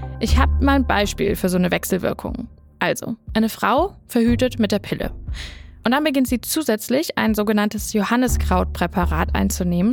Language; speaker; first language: German; native; German